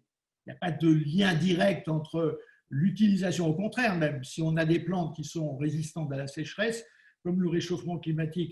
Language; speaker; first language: French; native; French